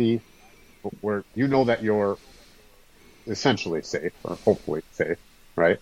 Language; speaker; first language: English; native; English